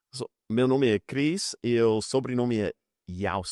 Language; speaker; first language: Portuguese; non-native, fluent; English